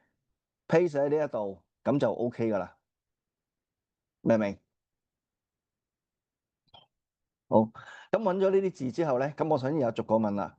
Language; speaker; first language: Cantonese; native; Cantonese